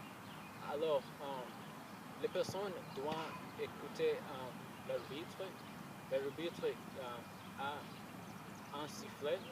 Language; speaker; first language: French; non-native, learner; English